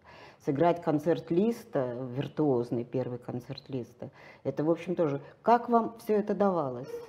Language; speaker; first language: Russian; native; Russian